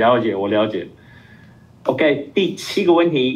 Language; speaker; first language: Chinese; non-native, fluent; Japanese